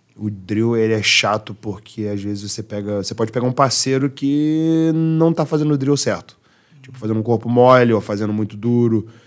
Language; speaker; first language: Portuguese; early bilingual, heritage; Portuguese